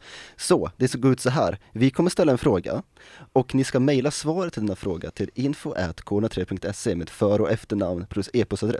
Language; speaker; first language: Swedish; native; Swedish